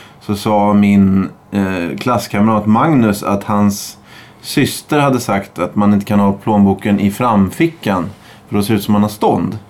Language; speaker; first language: Swedish; native; Swedish